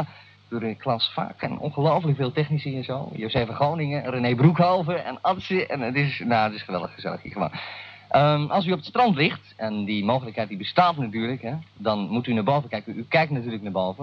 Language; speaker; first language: Dutch; native; Dutch